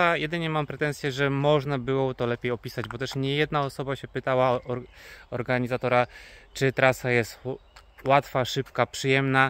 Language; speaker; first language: Polish; native; Polish